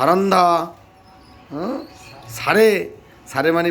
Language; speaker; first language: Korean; non-native, fluent; Bangla